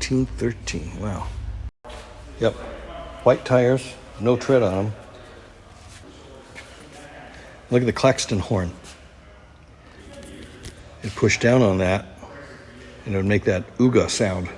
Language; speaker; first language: English; native; English